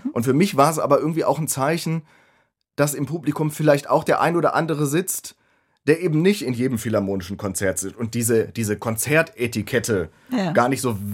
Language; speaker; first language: German; native; German